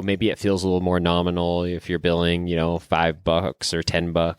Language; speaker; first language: English; native; English